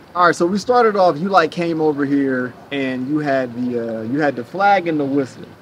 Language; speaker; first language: English; native; English